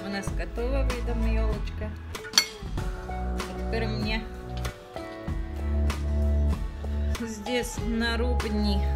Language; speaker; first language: Russian; non-native, learner; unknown